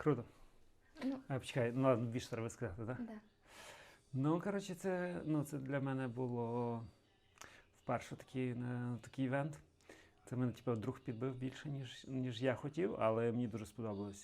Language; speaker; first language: Ukrainian; native; Ukrainian